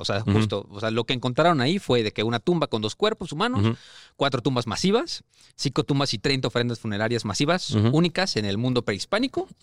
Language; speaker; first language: Spanish; native; Spanish